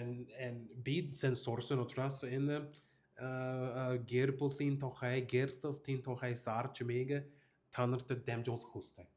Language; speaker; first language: Mongolian; non-native, learner; English